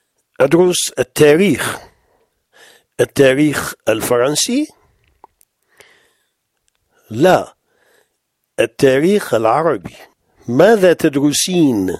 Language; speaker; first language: Arabic; non-native, fluent; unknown